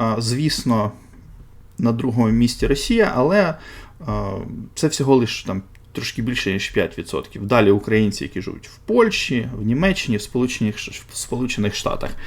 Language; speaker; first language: Ukrainian; non-native, local second language; Russian